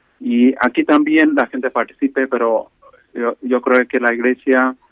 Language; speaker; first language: Spanish; non-native, fluent; Malayalam